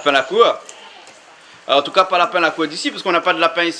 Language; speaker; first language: French; native; French